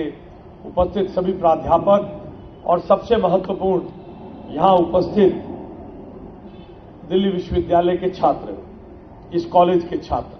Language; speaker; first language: Hindi; native; Hindi